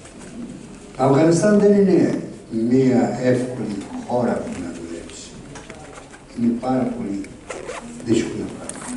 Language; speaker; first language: Greek; non-native, fluent; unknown